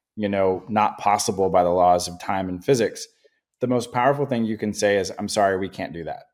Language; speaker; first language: English; native; English